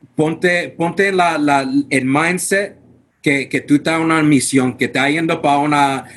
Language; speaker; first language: Spanish; non-native, fluent; English